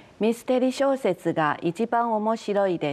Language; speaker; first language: Japanese; non-native, fluent; Chinese